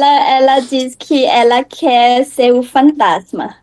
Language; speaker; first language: Portuguese; non-native, learner; Thai